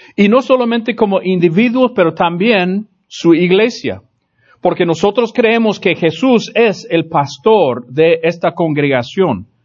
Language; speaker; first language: Spanish; non-native, fluent; English